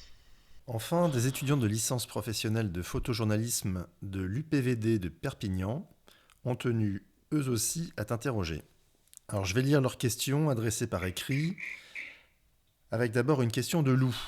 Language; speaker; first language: French; native; French